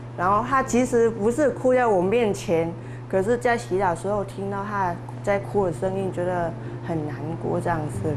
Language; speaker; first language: Chinese; non-native, fluent; Vietnamese